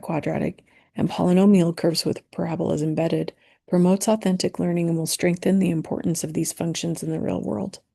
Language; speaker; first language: English; native; English